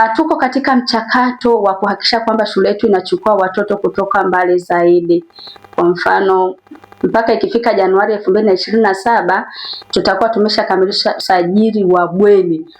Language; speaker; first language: Swahili; native; Swahili